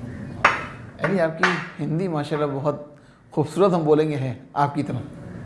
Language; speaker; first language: Hindi; native; Hindi